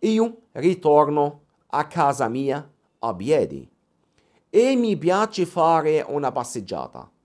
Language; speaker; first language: Italian; non-native, fluent; Arabic